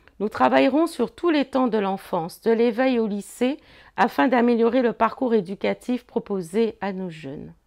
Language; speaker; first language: French; native; French